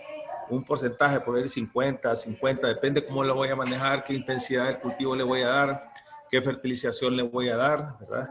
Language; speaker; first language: Spanish; native; Spanish